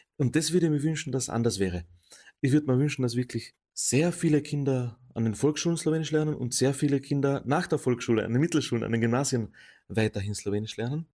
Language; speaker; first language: German; non-native, local second language; Slovenian